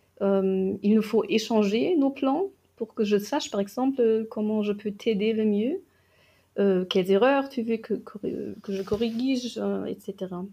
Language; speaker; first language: French; non-native, fluent; German